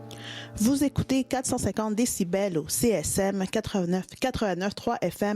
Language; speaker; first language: French; native; French